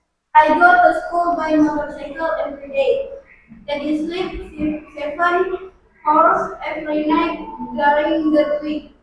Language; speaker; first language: English; non-native, learner; Indonesian